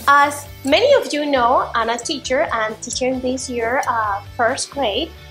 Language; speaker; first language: English; non-native, fluent; Spanish